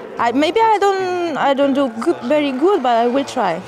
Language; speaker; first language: English; non-native, learner; Spanish